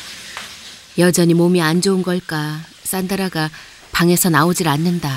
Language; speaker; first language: Korean; native; Korean